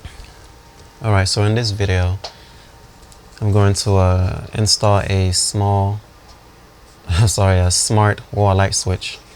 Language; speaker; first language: English; native; English